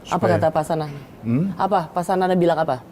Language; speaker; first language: Indonesian; native; Indonesian